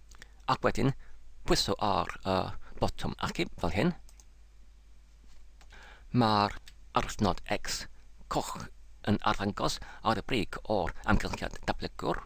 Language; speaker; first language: Welsh; non-native, learner; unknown